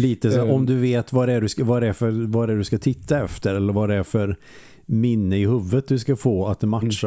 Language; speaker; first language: Swedish; native; Swedish